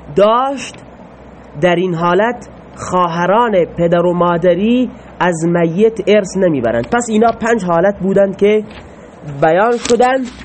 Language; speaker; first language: Persian; non-native, local second language; Baluchi